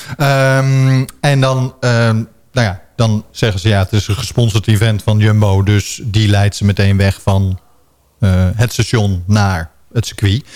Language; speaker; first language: Dutch; native; Dutch